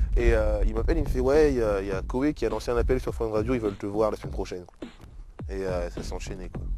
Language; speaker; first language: French; native; French